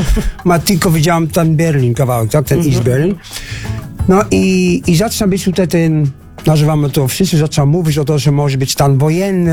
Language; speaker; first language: Polish; non-native, fluent; Dutch